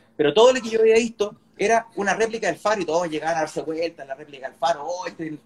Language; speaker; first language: Spanish; native; Spanish